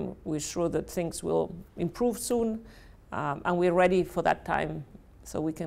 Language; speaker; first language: English; non-native, fluent; Spanish